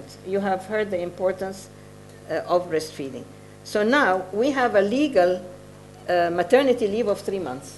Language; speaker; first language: English; non-native, fluent; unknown